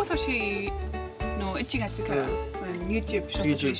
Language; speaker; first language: Japanese; non-native, learner; English